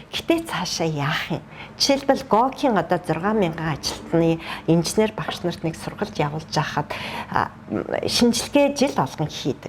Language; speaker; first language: Mongolian; native; Mongolian